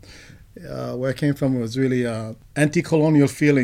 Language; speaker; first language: English; non-native, fluent; Spanish